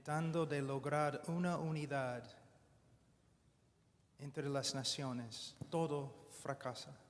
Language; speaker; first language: Spanish; non-native, fluent; English